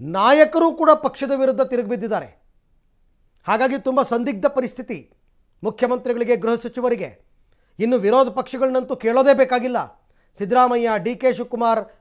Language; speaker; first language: Kannada; native; Kannada